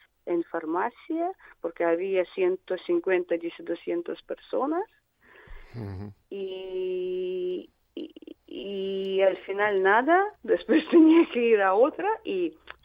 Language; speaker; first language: Spanish; non-native, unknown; Russian